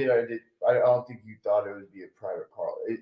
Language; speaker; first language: English; native; English